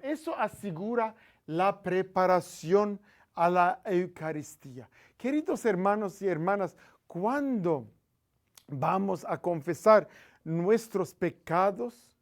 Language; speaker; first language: Spanish; non-native, fluent; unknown